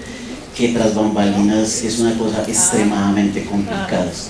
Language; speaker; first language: Spanish; native; Spanish